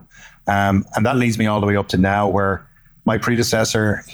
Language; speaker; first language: English; native; English